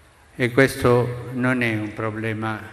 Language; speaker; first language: Italian; non-native, fluent; Spanish